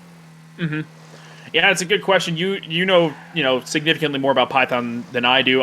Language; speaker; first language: English; native; English